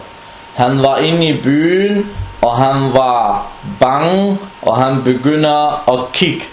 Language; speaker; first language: Danish; non-native, fluent; Arabic